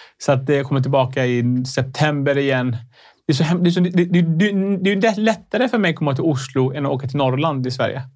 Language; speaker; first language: Swedish; early bilingual, other home language; Arabic